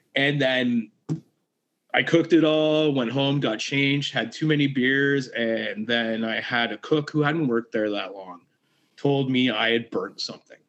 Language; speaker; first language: English; native; English